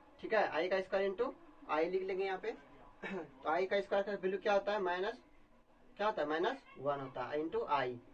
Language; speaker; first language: Hindi; native; Hindi